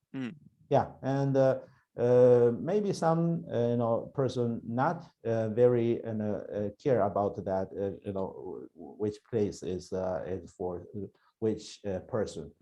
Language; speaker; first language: English; non-native, learner; Chinese